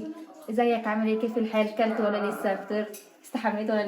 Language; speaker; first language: Arabic; native; Arabic